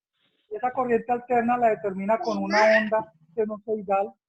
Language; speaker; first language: Spanish; native; Spanish